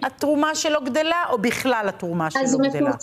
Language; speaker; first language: Hebrew; native; Hebrew